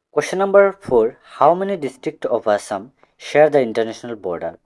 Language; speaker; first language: English; non-native, local second language; Assamese